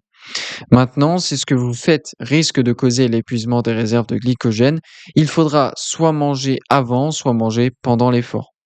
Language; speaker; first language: French; native; French